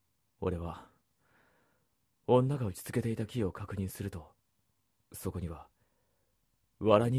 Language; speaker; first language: Japanese; native; Japanese